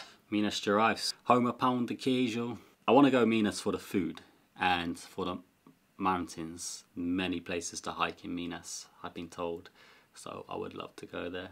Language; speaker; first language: English; native; English